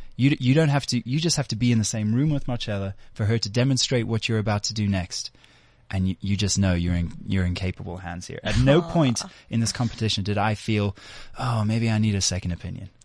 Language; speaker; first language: English; native; English